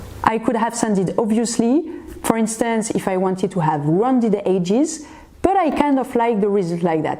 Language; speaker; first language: English; non-native, fluent; French